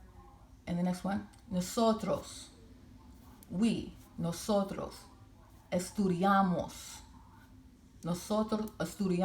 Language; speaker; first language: Spanish; non-native, learner; English